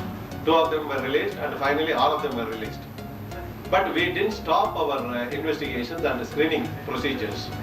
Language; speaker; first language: English; non-native, local second language; Tamil